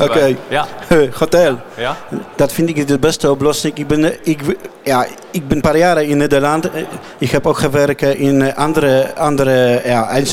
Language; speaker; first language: Dutch; non-native, learner; Polish